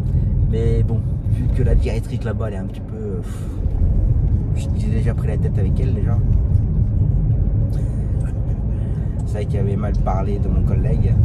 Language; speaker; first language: French; native; French